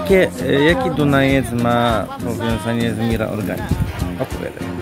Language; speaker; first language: Polish; native; Polish